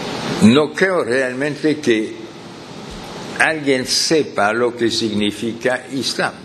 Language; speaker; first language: Spanish; non-native, fluent; French